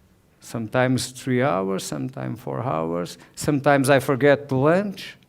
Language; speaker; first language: English; non-native, learner; Portuguese